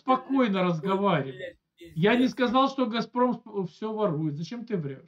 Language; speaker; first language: Russian; native; Russian